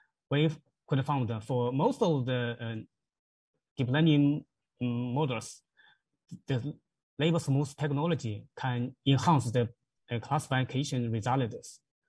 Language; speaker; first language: English; non-native, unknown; Chinese